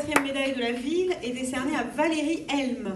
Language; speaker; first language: French; native; French